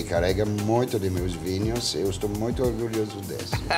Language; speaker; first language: Portuguese; non-native, fluent; French